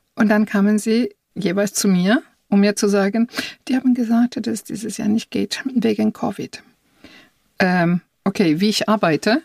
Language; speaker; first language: German; non-native, fluent; Italian